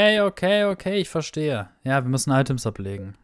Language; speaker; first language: German; native; German